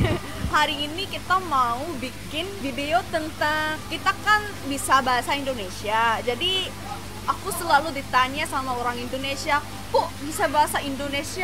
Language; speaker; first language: Indonesian; non-native, fluent; Korean